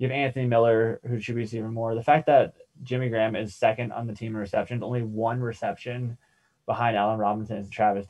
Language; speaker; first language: English; native; English